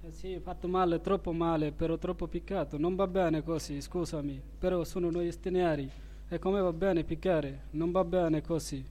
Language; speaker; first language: Italian; non-native, learner; Bangla